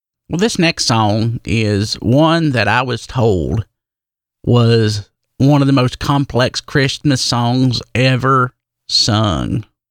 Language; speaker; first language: English; native; English